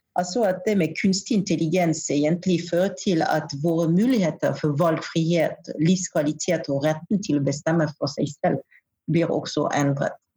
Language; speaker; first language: Norwegian; non-native, fluent; French